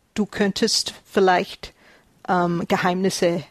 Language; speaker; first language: German; early bilingual, heritage; German